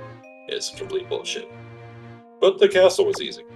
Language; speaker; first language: English; native; English